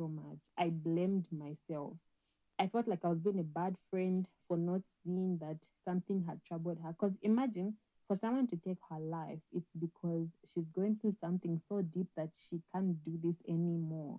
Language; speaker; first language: English; non-native, local second language; Bemba